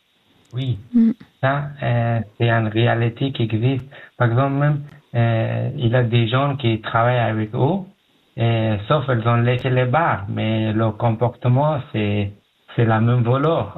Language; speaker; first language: French; non-native, learner; Pashto